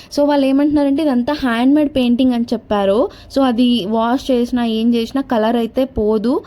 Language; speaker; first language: Telugu; non-native, local second language; Kannada